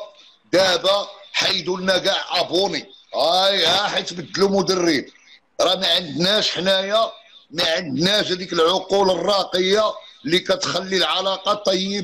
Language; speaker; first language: Arabic; native; Arabic